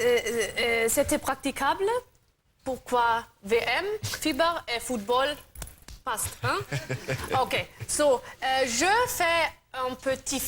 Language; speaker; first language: French; non-native, learner; German